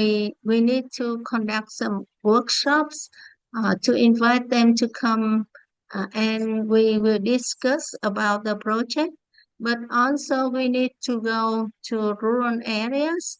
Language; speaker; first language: English; non-native, learner; Vietnamese